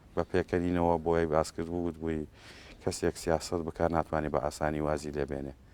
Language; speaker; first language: Central Kurdish; native; Central Kurdish